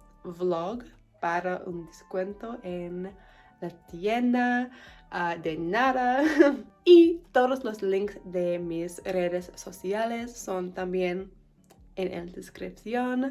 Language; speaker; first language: Spanish; non-native, learner; English